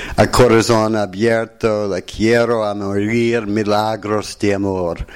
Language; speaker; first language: Spanish; non-native, fluent; English